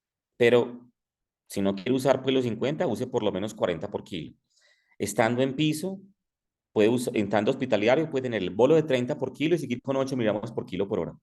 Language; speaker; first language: Spanish; native; Spanish